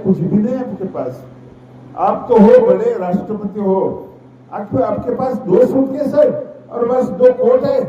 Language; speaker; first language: Hindi; non-native, local second language; Marathi